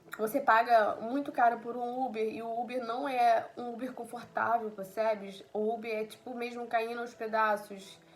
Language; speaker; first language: Portuguese; native; Portuguese